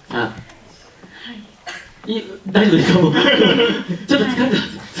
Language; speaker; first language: Japanese; native; Japanese